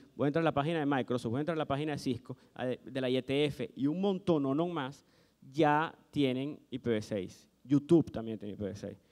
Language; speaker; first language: Spanish; native; Spanish